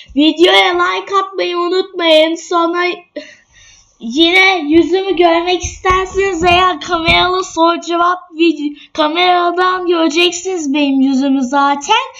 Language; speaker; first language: Turkish; early bilingual, other home language; English